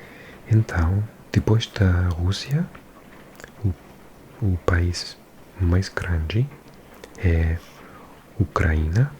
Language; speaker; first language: Portuguese; non-native, learner; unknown